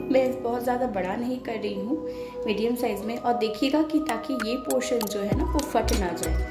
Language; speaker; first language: Hindi; non-native, local second language; Bangla